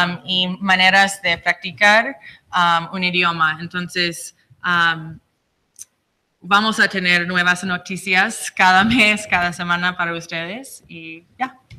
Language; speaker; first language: Spanish; non-native, fluent; English